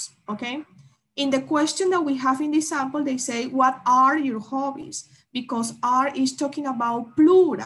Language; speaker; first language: English; non-native, fluent; Spanish